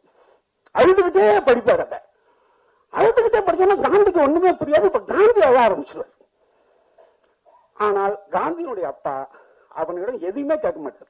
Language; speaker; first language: Tamil; native; Tamil